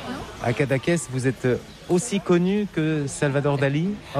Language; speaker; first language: French; native; French